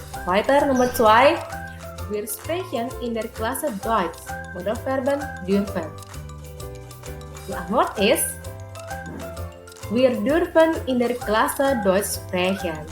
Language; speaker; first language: German; non-native, fluent; Indonesian